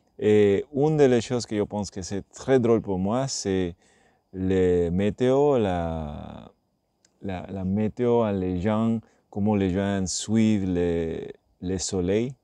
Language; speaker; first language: French; non-native, learner; Spanish